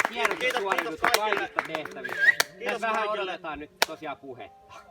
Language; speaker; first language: Finnish; native; Finnish